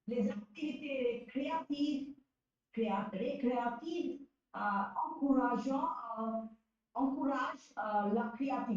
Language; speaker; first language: French; non-native, learner; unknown